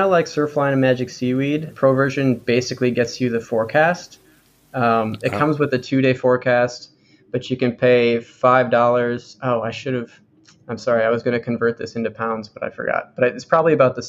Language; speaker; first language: English; native; English